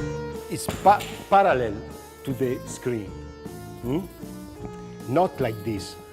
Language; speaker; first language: English; non-native, learner; Italian